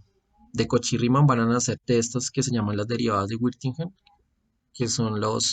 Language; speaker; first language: Spanish; native; Spanish